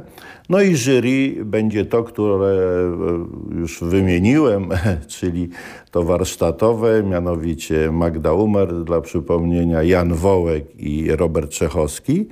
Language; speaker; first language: Polish; native; Polish